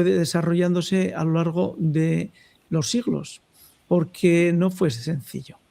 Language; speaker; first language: Spanish; native; Spanish